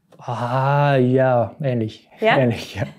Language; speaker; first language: German; non-native, learner; Japanese